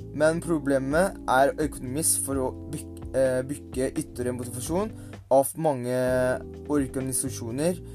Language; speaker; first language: Norwegian; non-native, learner; Thai